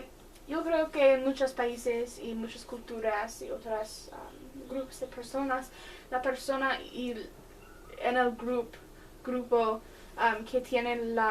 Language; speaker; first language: Spanish; non-native, learner; English